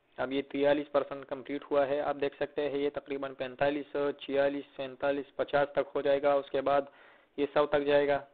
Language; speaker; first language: Hindi; native; Hindi